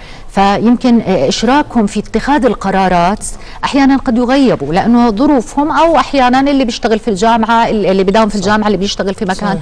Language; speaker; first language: Arabic; native; Arabic